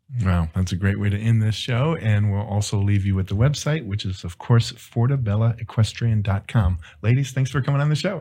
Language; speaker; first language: English; native; English